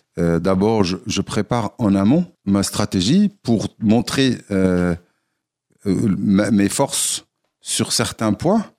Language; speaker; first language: French; non-native, local second language; Arabic